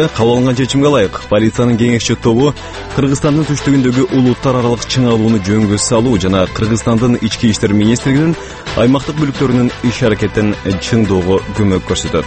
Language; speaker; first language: Kyrgyz; native; Kyrgyz